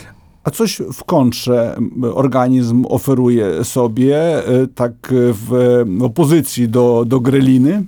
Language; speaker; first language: Polish; native; Polish